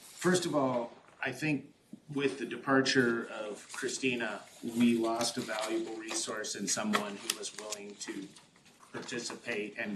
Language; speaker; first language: English; native; English